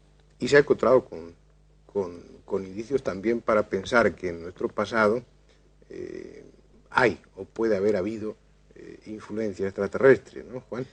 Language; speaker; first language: Spanish; native; Spanish